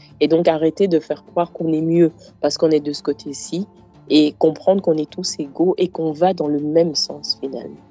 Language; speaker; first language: French; native; French